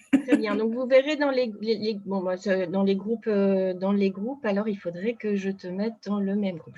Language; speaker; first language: French; native; French